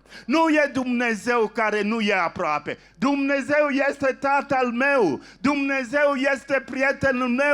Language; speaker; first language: Romanian; non-native, fluent; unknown